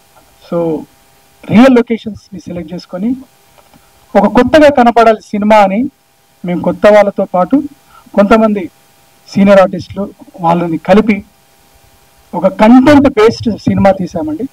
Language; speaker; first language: Telugu; native; Telugu